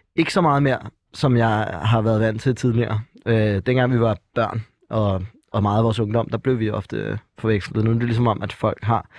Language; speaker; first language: Danish; native; Danish